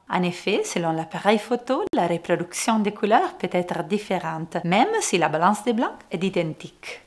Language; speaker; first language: French; non-native, fluent; Italian